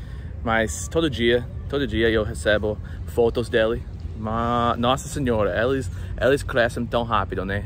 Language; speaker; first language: Portuguese; non-native, fluent; English